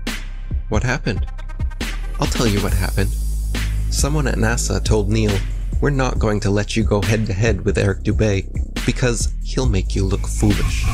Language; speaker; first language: English; native; English